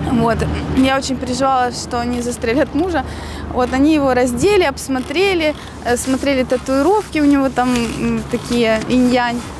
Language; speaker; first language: Russian; native; Russian